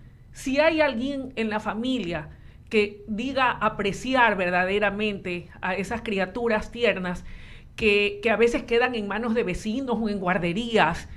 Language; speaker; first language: Spanish; native; Spanish